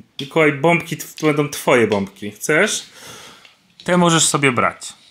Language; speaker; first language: Polish; native; Polish